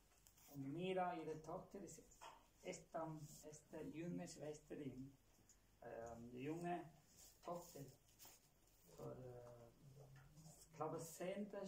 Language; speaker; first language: German; non-native, learner; Tamil